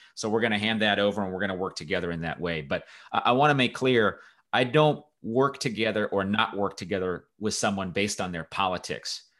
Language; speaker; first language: English; native; English